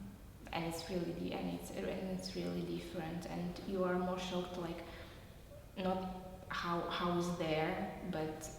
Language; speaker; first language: English; non-native, fluent; Russian